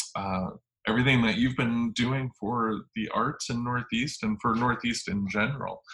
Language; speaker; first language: English; native; English